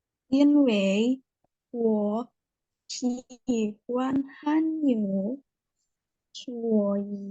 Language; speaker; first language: Chinese; non-native, learner; Indonesian